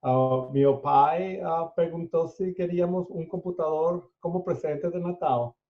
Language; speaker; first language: Portuguese; non-native, fluent; Spanish